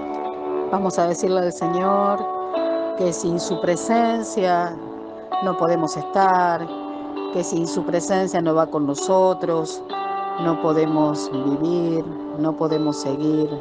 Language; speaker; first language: Spanish; native; Spanish